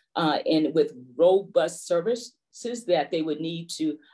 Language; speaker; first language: English; native; English